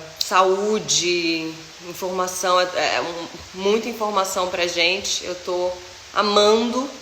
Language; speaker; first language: Portuguese; native; Portuguese